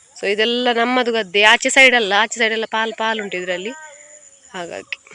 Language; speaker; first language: Kannada; native; Kannada